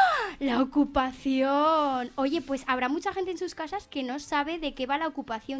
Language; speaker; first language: Spanish; native; Spanish